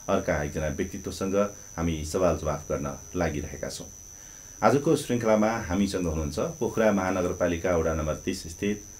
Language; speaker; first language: Nepali; native; Nepali